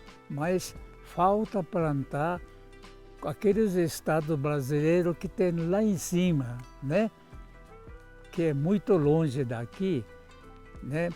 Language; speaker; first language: Portuguese; non-native, local second language; Japanese